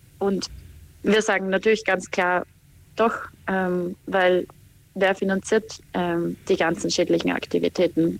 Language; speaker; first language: German; native; German